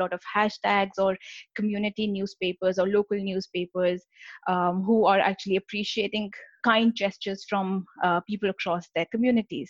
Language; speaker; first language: English; non-native, local second language; Hindi